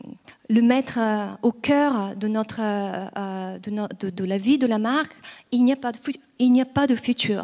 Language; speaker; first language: French; non-native, fluent; Bulgarian